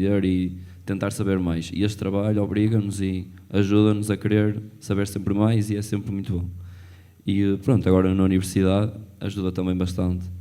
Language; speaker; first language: Portuguese; native; Portuguese